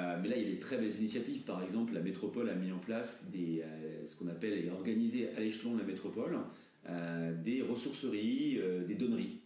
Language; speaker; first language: French; native; French